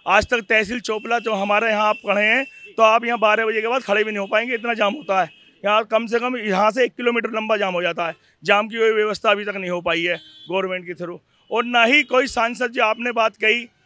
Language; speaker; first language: Hindi; native; Hindi